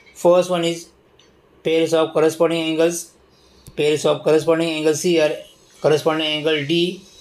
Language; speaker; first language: English; non-native, local second language; Marathi